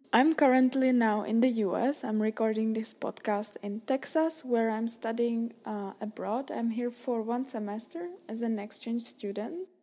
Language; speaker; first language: English; non-native, fluent; Czech